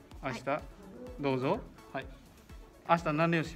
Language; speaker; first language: Japanese; non-native, learner; Indonesian